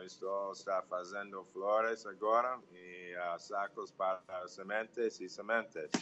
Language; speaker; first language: Portuguese; non-native, fluent; English